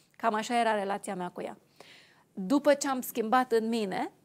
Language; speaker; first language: Romanian; native; Romanian